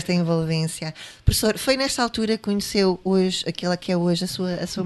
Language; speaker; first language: Portuguese; native; Portuguese